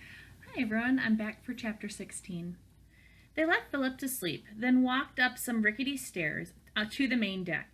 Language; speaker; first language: English; native; English